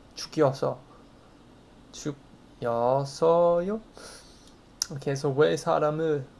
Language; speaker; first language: Korean; non-native, learner; English